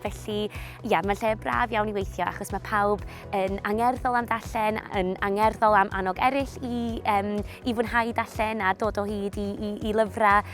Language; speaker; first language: Welsh; non-native, fluent; English